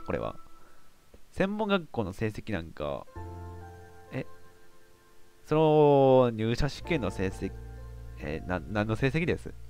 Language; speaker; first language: Japanese; native; Japanese